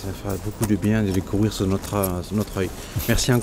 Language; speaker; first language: French; native; French